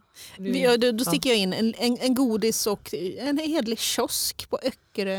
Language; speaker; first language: Swedish; native; Swedish